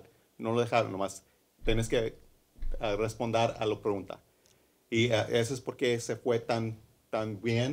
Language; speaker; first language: Spanish; early bilingual, heritage; English